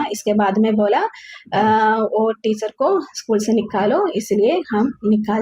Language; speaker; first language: Hindi; non-native, learner; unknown